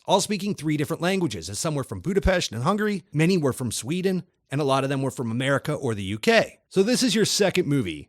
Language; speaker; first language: English; native; English